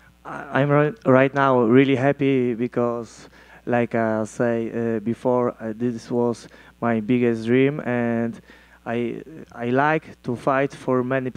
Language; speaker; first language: English; non-native, learner; Polish